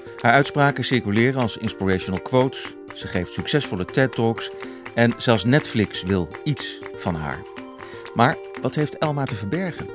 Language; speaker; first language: Dutch; native; Dutch